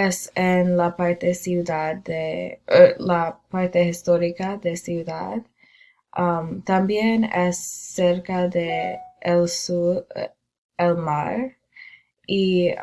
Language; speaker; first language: Spanish; non-native, learner; English